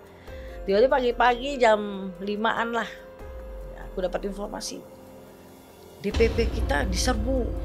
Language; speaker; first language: Indonesian; native; Indonesian